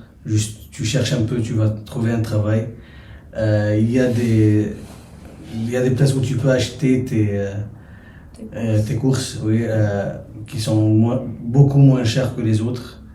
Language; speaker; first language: French; non-native, local second language; Arabic